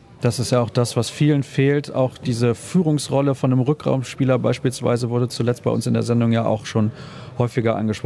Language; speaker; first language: German; native; German